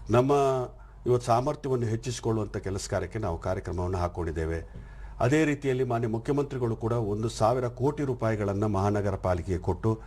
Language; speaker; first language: Kannada; native; Kannada